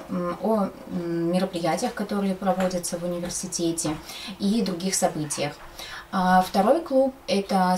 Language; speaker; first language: Russian; native; Russian